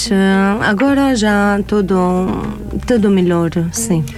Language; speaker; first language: Portuguese; non-native, learner; Arabic